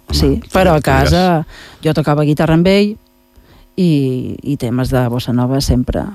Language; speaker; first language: Catalan; native; Catalan